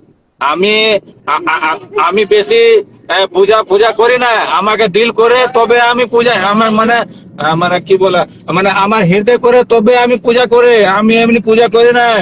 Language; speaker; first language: Bangla; non-native, learner; Hindi